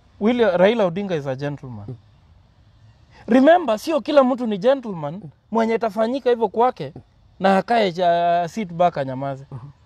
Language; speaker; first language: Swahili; non-native, local second language; Gusii